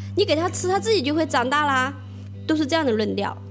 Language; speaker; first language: Chinese; native; Chinese